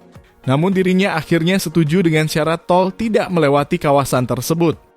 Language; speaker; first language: Indonesian; native; Indonesian